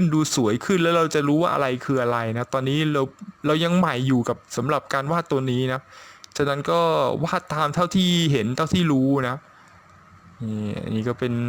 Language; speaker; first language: Thai; native; Thai